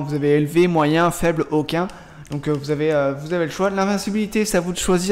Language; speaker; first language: French; native; French